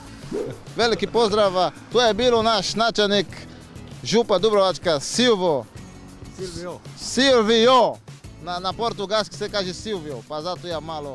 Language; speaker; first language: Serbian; non-native, learner; Portuguese